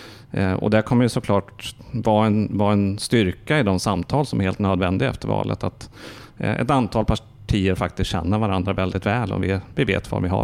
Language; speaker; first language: Swedish; native; Swedish